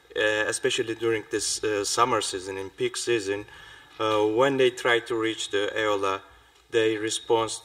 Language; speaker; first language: English; non-native, fluent; Polish